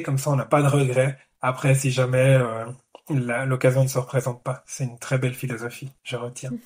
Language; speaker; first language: French; native; French